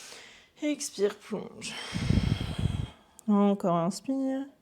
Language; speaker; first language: French; native; French